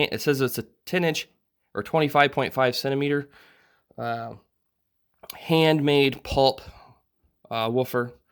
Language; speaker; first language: English; native; English